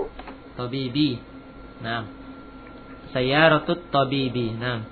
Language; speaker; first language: Arabic; non-native, fluent; Indonesian